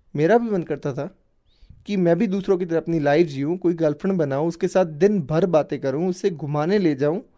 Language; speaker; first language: Hindi; native; Hindi